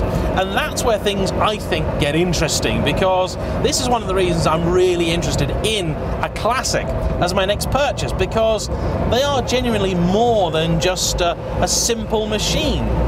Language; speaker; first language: English; native; English